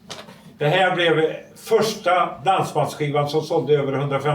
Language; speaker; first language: Swedish; native; Swedish